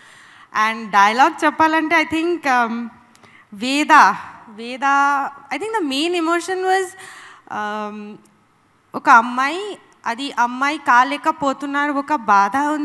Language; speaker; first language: Telugu; non-native, learner; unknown